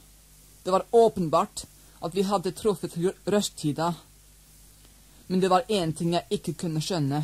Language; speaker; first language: Norwegian; non-native, learner; English